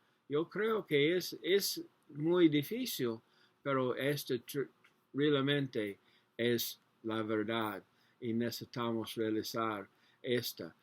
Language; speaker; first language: Spanish; non-native, learner; English